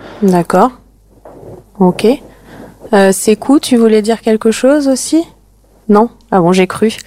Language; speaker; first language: French; native; French